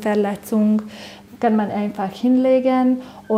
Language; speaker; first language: German; non-native, learner; Hungarian